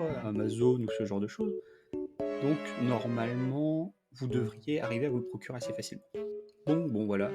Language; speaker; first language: French; native; French